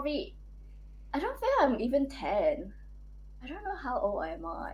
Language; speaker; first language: English; non-native, local second language; Cantonese